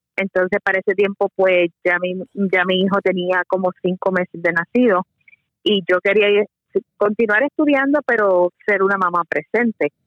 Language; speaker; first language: Spanish; native; Spanish